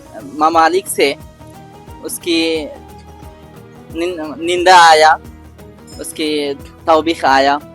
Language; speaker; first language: Hindi; non-native, learner; Bangla